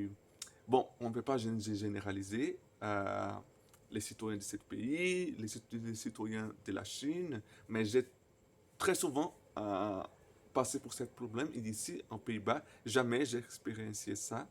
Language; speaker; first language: French; non-native, fluent; Portuguese